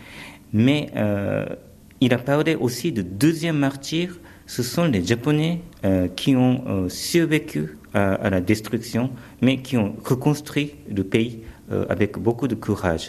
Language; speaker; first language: French; early bilingual, other home language; Japanese